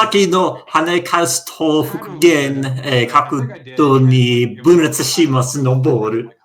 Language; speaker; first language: Japanese; non-native, learner; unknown